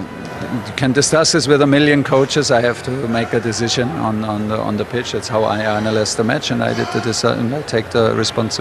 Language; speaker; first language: English; non-native, fluent; German